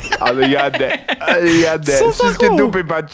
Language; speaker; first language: Polish; native; Polish